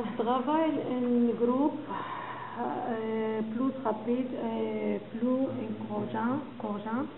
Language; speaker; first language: French; non-native, learner; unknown